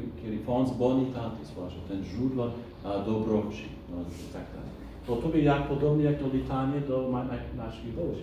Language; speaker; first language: Polish; non-native, fluent; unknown